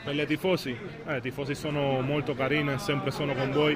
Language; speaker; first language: Italian; non-native, fluent; Spanish